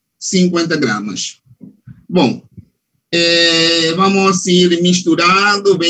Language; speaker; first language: Portuguese; non-native, fluent; Spanish